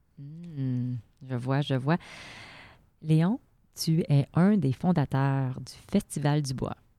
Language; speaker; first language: French; native; French